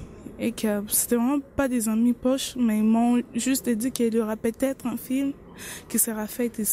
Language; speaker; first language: French; non-native, local second language; Lingala